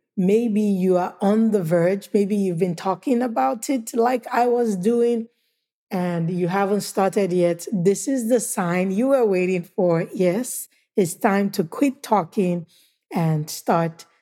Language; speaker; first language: English; non-native, local second language; Igbo